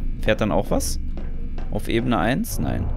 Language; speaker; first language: German; native; German